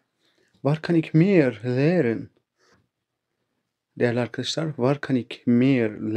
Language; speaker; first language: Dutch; non-native, learner; Turkish